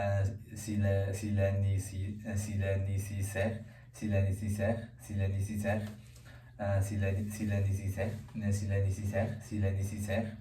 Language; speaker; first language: French; non-native, learner; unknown